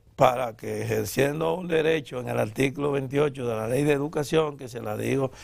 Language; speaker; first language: Spanish; native; Spanish